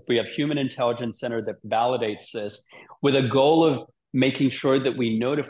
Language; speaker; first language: English; native; English